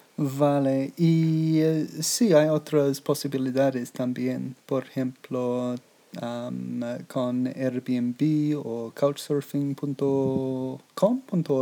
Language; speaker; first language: Spanish; non-native, learner; English